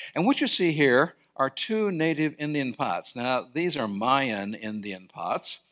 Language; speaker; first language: English; native; English